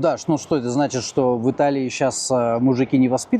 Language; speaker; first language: Russian; native; Russian